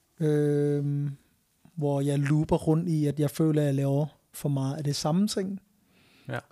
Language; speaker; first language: Danish; early bilingual, other home language; Thai